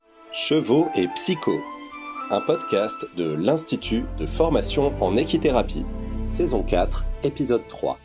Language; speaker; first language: French; native; French